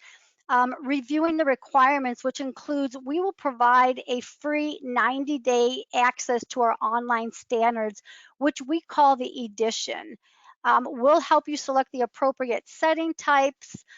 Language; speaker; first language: English; native; English